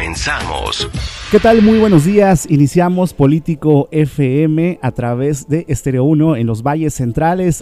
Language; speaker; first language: Spanish; native; Spanish